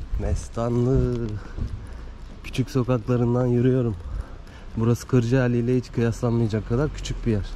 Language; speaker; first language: Turkish; native; Turkish